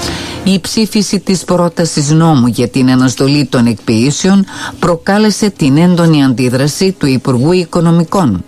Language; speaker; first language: Greek; native; Greek